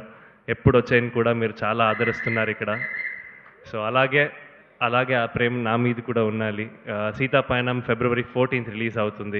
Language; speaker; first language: Telugu; non-native, learner; Kannada